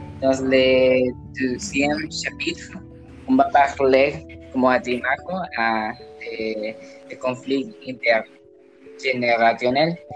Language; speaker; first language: French; non-native, learner; Spanish